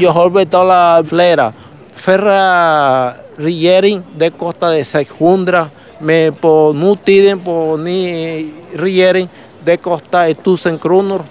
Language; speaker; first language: Swedish; early bilingual, other home language; Spanish